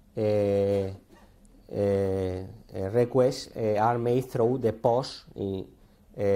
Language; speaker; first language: English; non-native, learner; Spanish